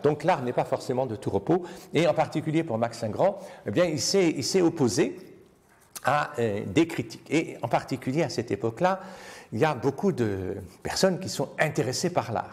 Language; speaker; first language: French; native; French